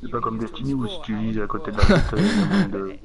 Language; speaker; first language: French; native; French